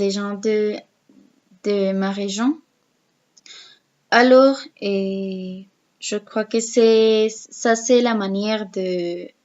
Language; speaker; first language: French; non-native, learner; Spanish